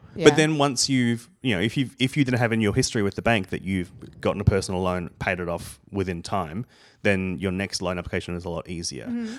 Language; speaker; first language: English; native; English